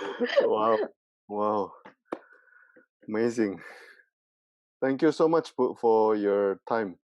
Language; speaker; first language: English; non-native, fluent; Indonesian